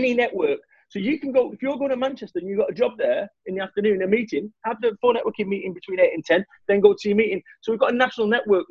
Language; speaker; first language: English; native; English